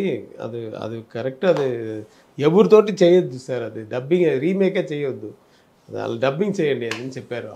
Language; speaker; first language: Telugu; non-native, learner; Tamil